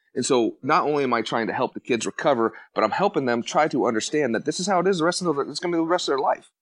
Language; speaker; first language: English; native; English